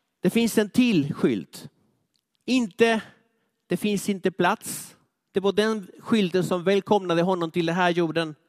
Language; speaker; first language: Swedish; non-native, fluent; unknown